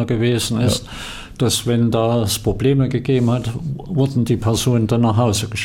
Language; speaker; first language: German; native; German